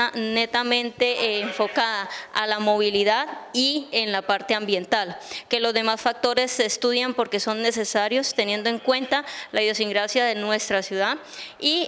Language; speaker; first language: Spanish; native; Spanish